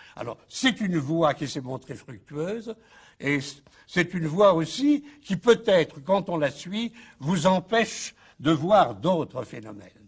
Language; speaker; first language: French; native; French